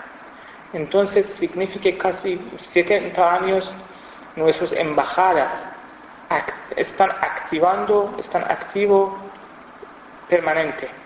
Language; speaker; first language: Spanish; non-native, fluent; Persian